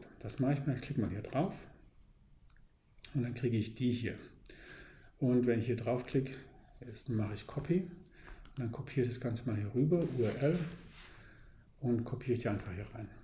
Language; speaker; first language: German; native; German